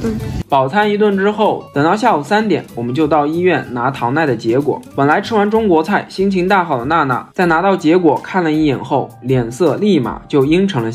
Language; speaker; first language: Chinese; native; Chinese